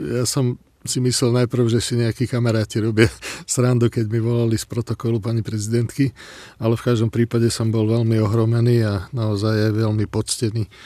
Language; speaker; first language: Slovak; non-native, local second language; Hungarian